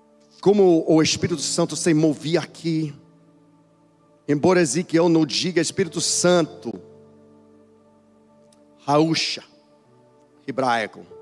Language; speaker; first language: Portuguese; non-native, learner; English